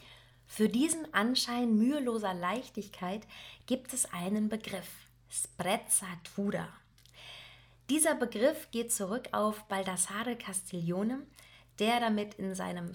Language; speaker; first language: German; native; German